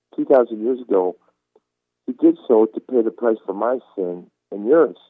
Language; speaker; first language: English; non-native, fluent; Turkish